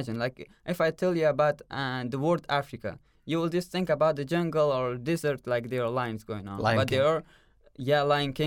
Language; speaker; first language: English; non-native, learner; Persian